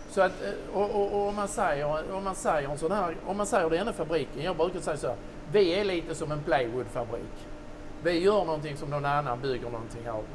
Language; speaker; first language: Swedish; native; Swedish